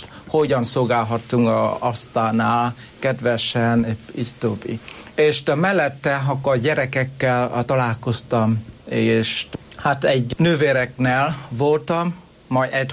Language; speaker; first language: Hungarian; non-native, fluent; Vietnamese